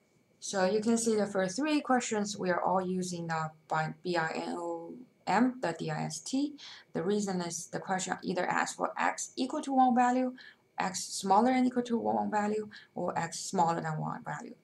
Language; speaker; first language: English; non-native, fluent; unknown